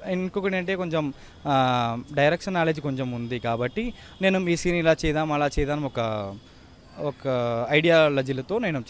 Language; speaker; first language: Telugu; early bilingual, heritage; Tamil